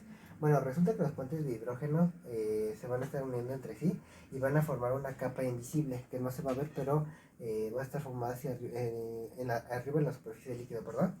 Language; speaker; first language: Spanish; native; Spanish